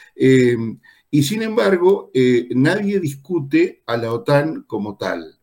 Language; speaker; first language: Spanish; native; Spanish